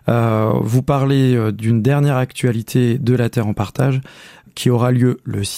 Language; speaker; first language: French; native; French